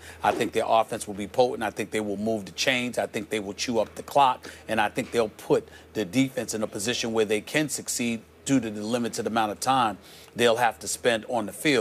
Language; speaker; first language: English; native; English